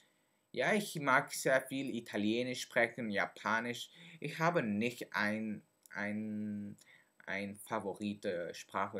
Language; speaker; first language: German; non-native, learner; Min Nan Chinese